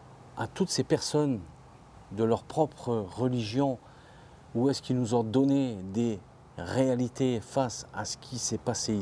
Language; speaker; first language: French; native; French